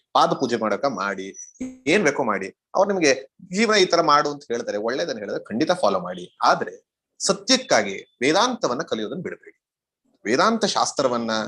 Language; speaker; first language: Kannada; native; Kannada